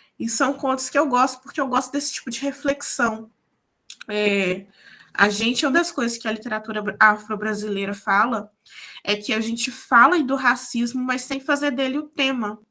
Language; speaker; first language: Portuguese; native; Portuguese